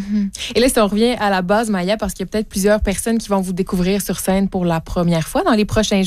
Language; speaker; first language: French; native; French